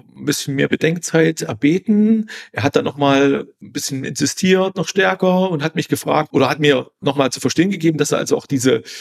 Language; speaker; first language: German; native; German